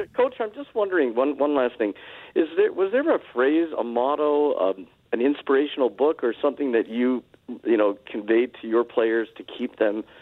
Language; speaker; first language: English; native; English